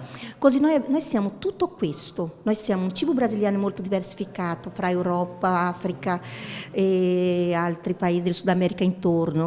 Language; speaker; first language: Italian; non-native, fluent; Portuguese